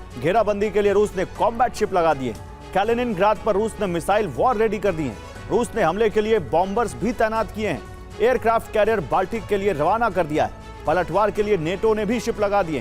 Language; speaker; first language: Hindi; native; Hindi